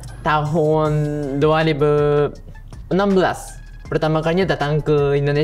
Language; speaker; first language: Indonesian; non-native, fluent; Japanese